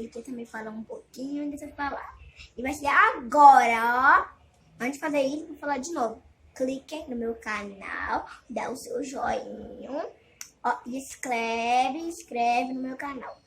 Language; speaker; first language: Portuguese; early bilingual, other home language; Haitian Creole